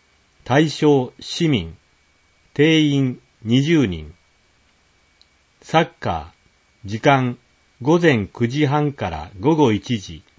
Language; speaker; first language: Japanese; native; Japanese